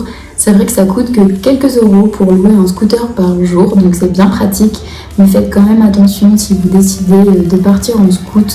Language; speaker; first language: French; native; French